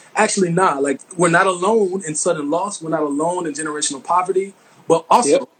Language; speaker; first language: English; native; English